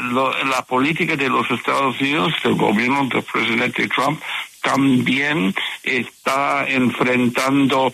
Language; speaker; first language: Spanish; non-native, fluent; English